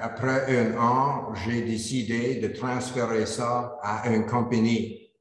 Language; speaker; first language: French; non-native, learner; English